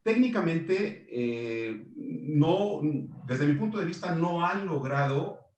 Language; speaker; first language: Spanish; native; Spanish